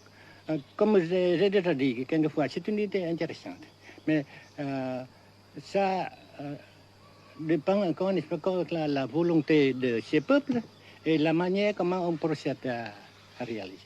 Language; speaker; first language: French; non-native, fluent; Vietnamese